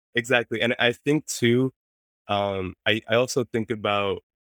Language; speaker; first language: English; non-native, fluent; Spanish